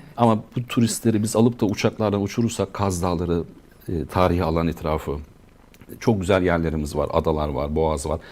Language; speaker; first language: Turkish; native; Turkish